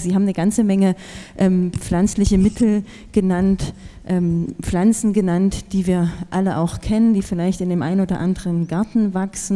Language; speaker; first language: German; native; German